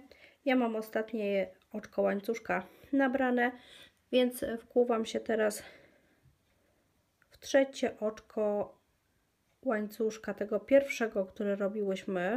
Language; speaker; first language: Polish; native; Polish